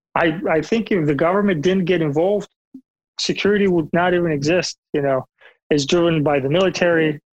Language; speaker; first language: English; non-native, fluent; Bulgarian